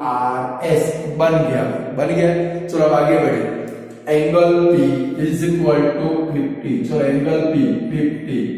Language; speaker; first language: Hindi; non-native, local second language; Gujarati